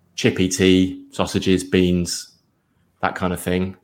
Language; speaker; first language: English; native; English